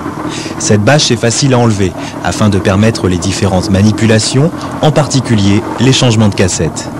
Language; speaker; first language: French; native; French